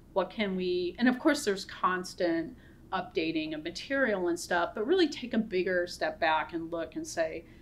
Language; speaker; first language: English; native; English